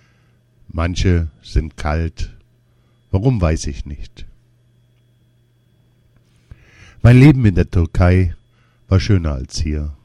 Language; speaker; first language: German; non-native, learner; Kurdish